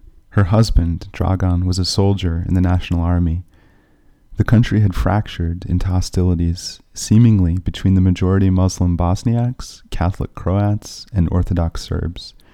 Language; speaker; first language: English; native; English